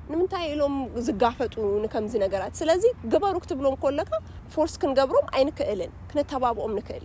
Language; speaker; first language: Tigrinya; early bilingual, heritage; Tigrinya